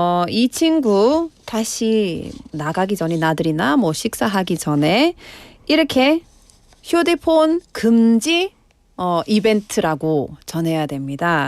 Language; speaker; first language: Korean; non-native, learner; English